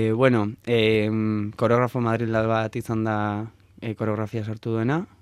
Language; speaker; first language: Basque; native; Basque